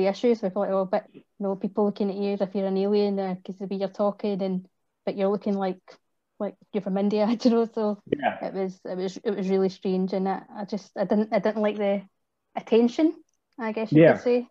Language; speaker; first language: English; native; English